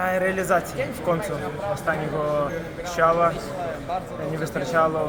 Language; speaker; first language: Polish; non-native, learner; Ukrainian